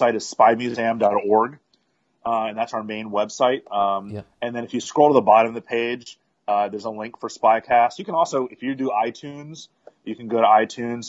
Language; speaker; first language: English; native; English